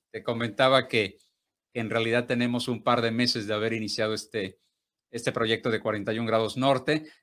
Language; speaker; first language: Spanish; native; Spanish